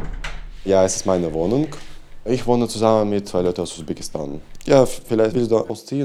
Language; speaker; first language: German; non-native, learner; Belarusian